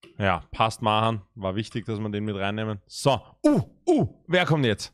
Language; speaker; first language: German; native; German